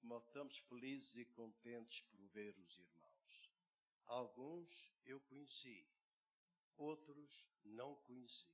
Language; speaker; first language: Portuguese; native; Portuguese